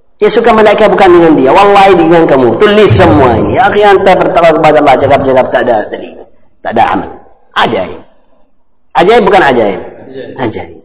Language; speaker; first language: Malay; non-native, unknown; Arabic